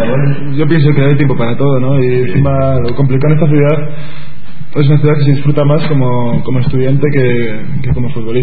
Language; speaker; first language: Spanish; native; Spanish